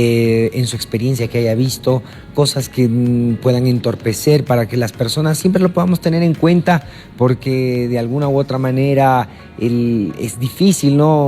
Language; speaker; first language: Spanish; native; Spanish